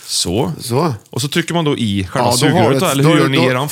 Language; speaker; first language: Swedish; native; Swedish